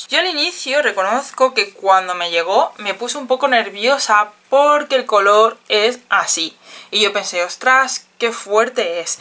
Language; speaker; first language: Spanish; native; Spanish